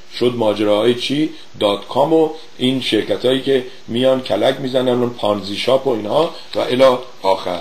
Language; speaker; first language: Persian; native; Persian